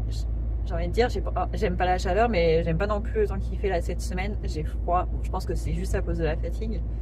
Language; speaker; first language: French; native; French